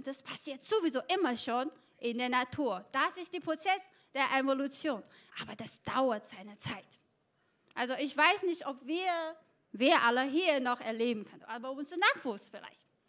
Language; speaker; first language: German; non-native, fluent; Chinese